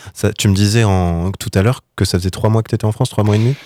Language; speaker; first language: French; native; French